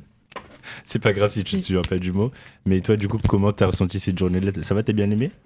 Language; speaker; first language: French; native; French